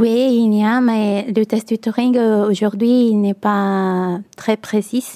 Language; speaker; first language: French; non-native, learner; Italian